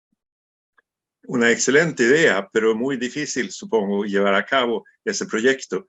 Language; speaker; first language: Spanish; non-native, fluent; Swedish